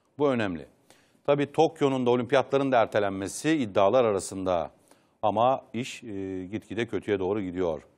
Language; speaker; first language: Turkish; native; Turkish